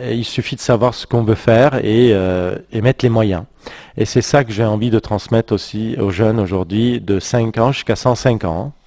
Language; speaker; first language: French; non-native, local second language; Armenian